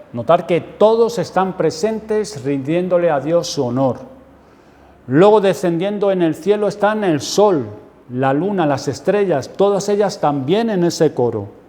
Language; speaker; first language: Spanish; native; Spanish